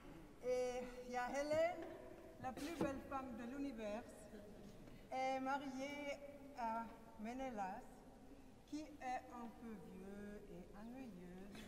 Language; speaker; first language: French; non-native, fluent; German